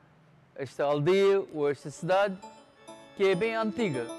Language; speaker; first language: Portuguese; non-native, local second language; Konkani